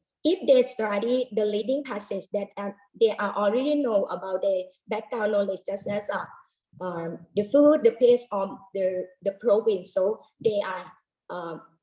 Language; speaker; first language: English; non-native, learner; Thai